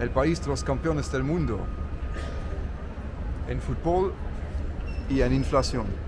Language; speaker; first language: Spanish; non-native, learner; Luxembourgish